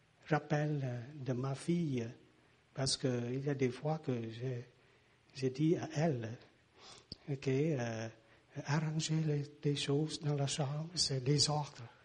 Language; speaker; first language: French; non-native, learner; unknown